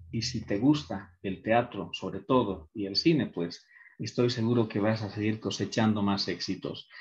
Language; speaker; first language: Spanish; native; Spanish